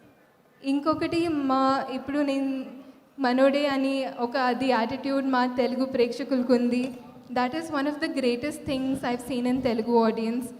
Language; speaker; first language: Telugu; non-native, fluent; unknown